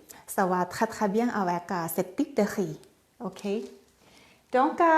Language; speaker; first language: French; non-native, learner; Thai